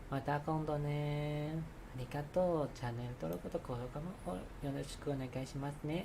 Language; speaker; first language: Japanese; non-native, learner; Chinese